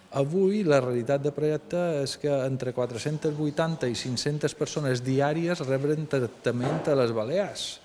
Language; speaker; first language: Catalan; native; Catalan